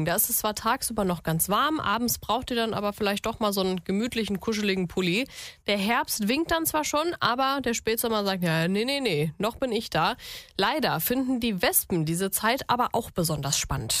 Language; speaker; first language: German; native; German